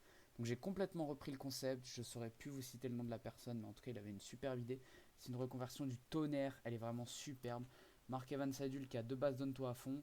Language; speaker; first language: French; native; French